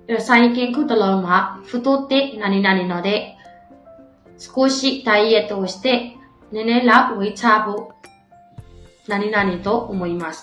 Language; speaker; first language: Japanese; non-native, fluent; Burmese